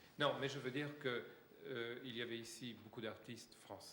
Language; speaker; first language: French; native; French